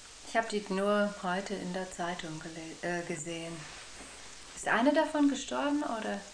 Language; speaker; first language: German; non-native, fluent; English